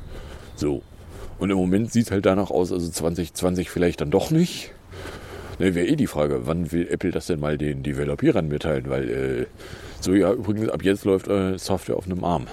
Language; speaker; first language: German; native; German